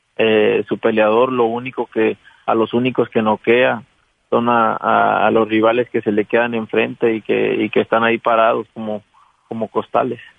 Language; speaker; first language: Spanish; native; Spanish